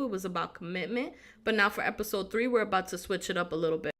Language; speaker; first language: English; native; English